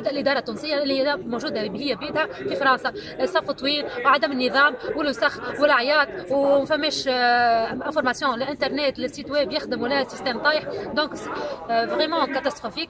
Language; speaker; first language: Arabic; native; Arabic